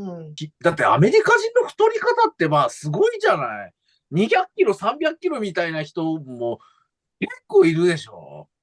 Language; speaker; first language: Japanese; native; Japanese